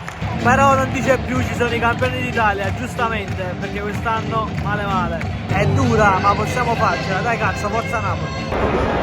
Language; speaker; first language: Italian; native; Italian